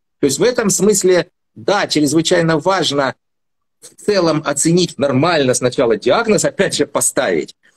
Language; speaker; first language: Russian; native; Russian